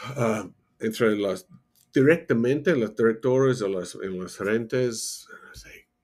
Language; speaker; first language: Spanish; non-native, learner; English